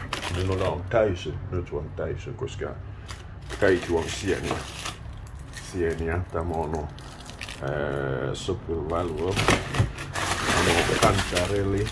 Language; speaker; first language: Finnish; non-native, learner; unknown